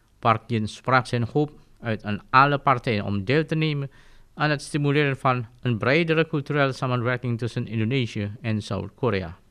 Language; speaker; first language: Dutch; non-native, fluent; Indonesian